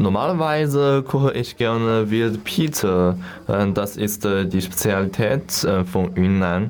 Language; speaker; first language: German; non-native, learner; Chinese